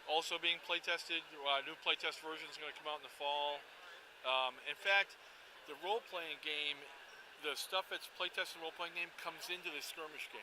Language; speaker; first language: English; native; English